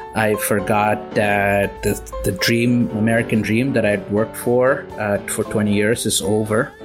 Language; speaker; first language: English; non-native, local second language; Tamil